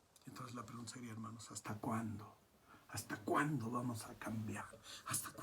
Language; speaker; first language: Spanish; native; Spanish